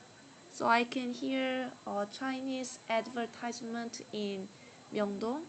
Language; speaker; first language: English; non-native, learner; Korean